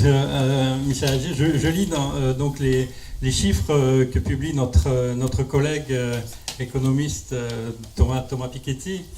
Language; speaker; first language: French; native; French